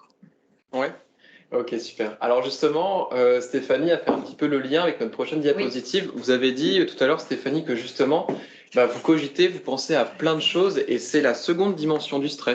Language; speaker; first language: French; native; French